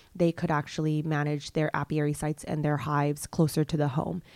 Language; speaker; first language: English; non-native, local second language; Cantonese